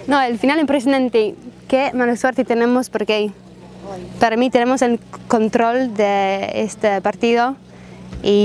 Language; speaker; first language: Spanish; non-native, learner; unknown